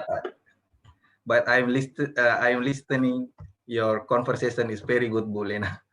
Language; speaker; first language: English; non-native, learner; Indonesian